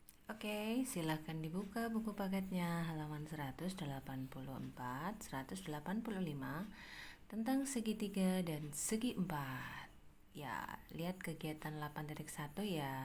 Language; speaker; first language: Indonesian; native; Indonesian